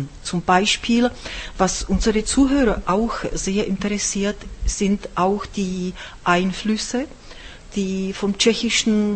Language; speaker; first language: German; non-native, fluent; Czech